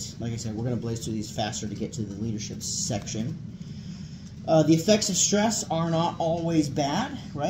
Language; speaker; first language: English; native; English